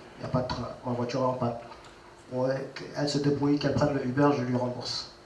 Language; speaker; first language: French; non-native, local second language; Wolof